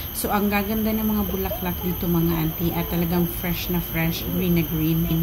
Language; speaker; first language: Filipino; non-native, local second language; Cebuano